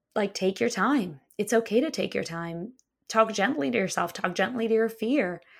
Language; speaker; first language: English; early bilingual, other home language; Russian